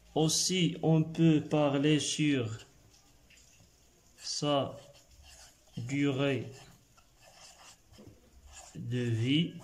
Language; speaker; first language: French; non-native, local second language; Arabic